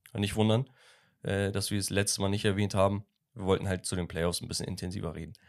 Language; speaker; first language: German; early bilingual, other home language; Turkish